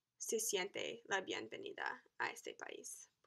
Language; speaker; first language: Spanish; non-native, learner; English